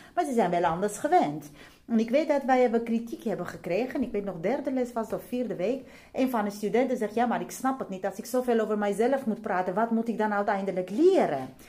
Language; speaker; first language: Dutch; non-native, fluent; Armenian